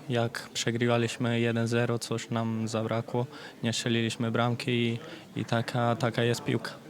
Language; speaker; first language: Polish; early bilingual, heritage; Polish